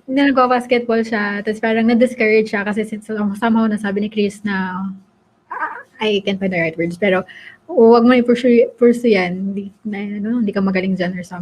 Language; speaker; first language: Filipino; native; Filipino